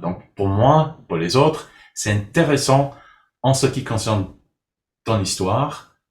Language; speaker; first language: French; non-native, learner; English